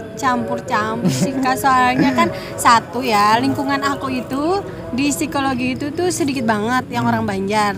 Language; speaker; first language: Indonesian; non-native, local second language; Banjar